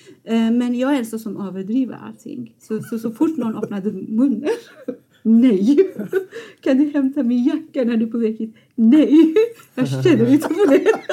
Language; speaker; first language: Swedish; non-native, fluent; Persian